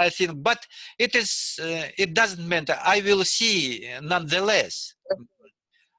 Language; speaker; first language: English; non-native, learner; Russian